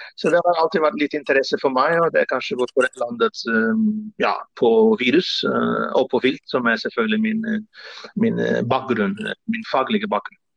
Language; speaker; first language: Norwegian; non-native, fluent; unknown